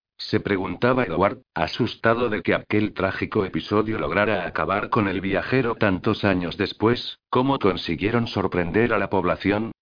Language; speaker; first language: Spanish; native; Spanish